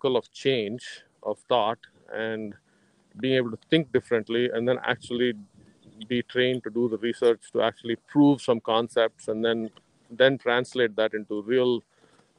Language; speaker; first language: English; non-native, local second language; Kannada